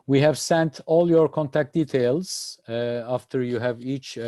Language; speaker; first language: English; non-native, fluent; Turkish